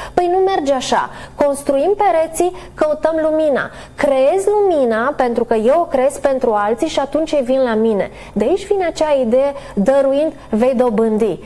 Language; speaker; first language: Romanian; native; Romanian